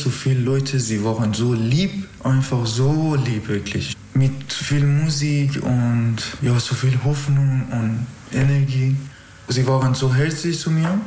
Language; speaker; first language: German; non-native, learner; Persian